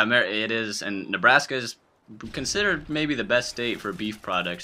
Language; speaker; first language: English; native; English